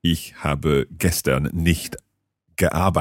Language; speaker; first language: German; non-native, learner; English